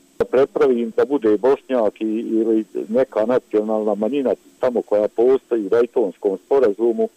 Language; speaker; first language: Bosnian; native; Bosnian